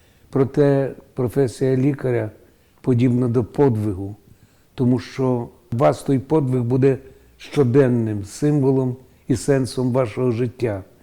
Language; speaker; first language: Ukrainian; native; Ukrainian